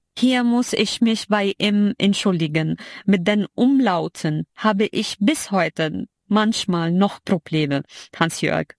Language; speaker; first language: German; non-native, fluent; Arabic